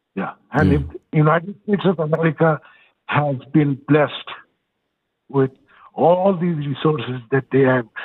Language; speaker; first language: English; non-native, fluent; Bangla